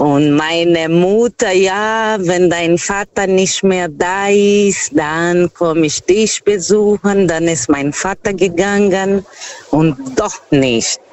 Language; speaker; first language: German; non-native, fluent; Portuguese